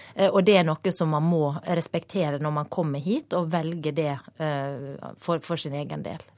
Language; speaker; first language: Norwegian; native; Norwegian